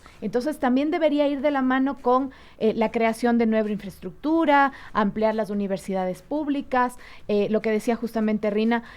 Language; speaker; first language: Spanish; native; Spanish